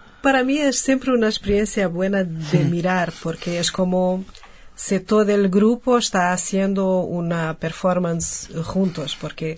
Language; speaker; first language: Spanish; non-native, fluent; Portuguese